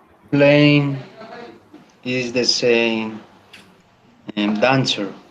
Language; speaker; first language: English; non-native, learner; Spanish